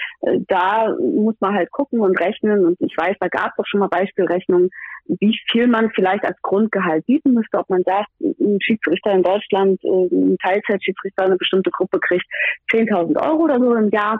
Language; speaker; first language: German; native; German